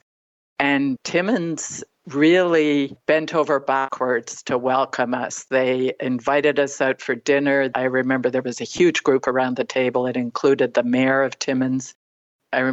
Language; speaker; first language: English; native; English